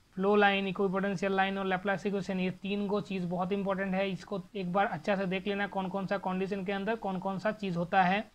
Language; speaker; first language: Hindi; non-native, local second language; Bangla